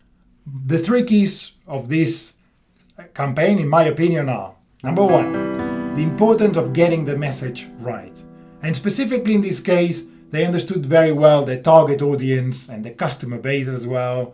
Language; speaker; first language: English; non-native, fluent; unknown